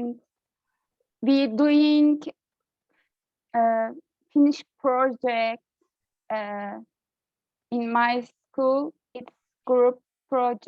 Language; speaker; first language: English; non-native, learner; Turkish